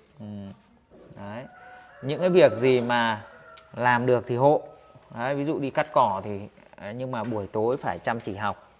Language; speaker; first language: Vietnamese; native; Vietnamese